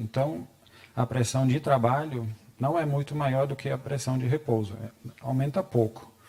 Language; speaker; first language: Portuguese; non-native, fluent; German